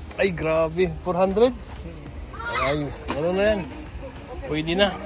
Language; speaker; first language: Filipino; non-native, local second language; Cebuano